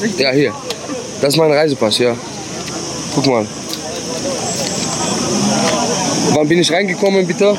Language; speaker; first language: German; non-native, learner; Arabic